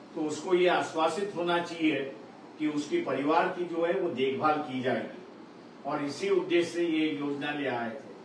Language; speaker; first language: Hindi; non-native, local second language; Marathi